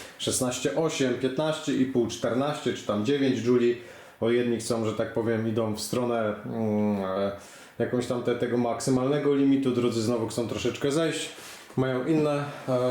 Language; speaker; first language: Polish; native; Polish